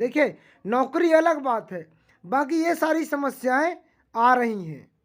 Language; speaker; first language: Hindi; native; Hindi